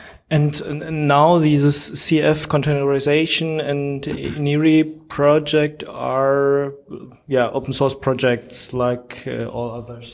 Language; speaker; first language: English; non-native, fluent; German